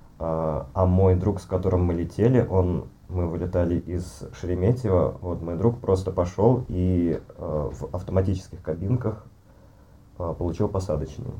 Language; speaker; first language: Russian; native; Russian